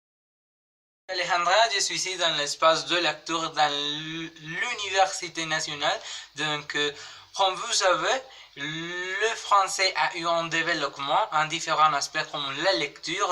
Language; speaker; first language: French; non-native, learner; Spanish